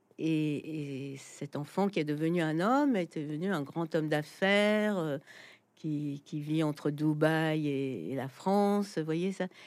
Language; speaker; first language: French; native; French